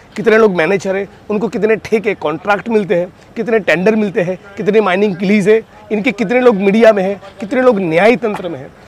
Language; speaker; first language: Hindi; non-native, local second language; Gujarati